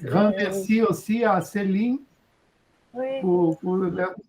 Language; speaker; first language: French; non-native, fluent; Portuguese